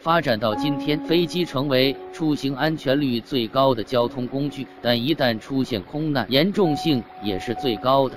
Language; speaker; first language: Chinese; native; Chinese